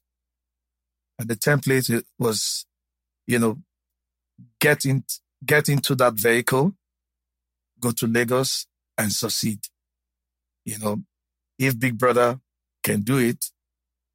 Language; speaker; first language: English; non-native, local second language; Yoruba